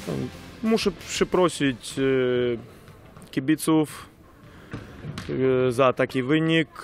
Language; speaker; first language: Polish; non-native, fluent; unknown